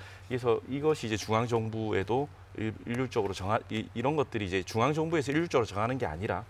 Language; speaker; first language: Korean; native; Korean